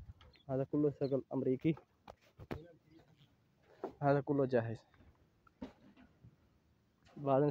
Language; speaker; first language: Arabic; non-native, learner; Urdu